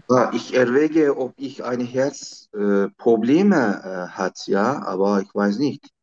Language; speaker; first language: German; non-native, learner; Turkish